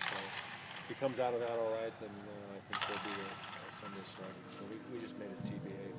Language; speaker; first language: English; native; English